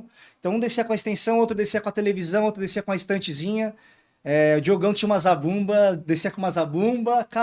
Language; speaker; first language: Portuguese; native; Portuguese